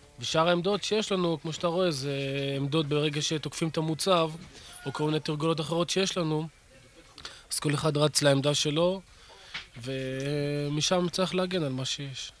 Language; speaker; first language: Hebrew; native; Hebrew